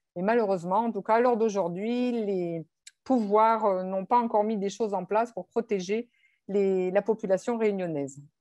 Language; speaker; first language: French; native; French